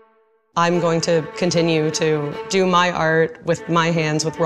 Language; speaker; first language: English; native; English